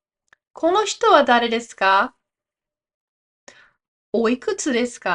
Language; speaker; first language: Japanese; non-native, fluent; English